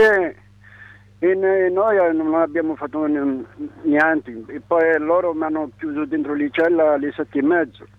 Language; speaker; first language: Italian; non-native, learner; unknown